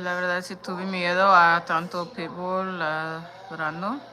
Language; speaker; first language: Spanish; non-native, learner; English